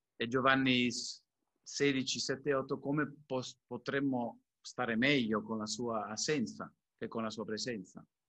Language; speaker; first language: Italian; native; Italian